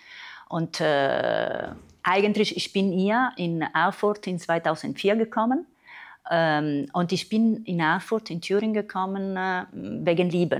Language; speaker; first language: German; non-native, fluent; Italian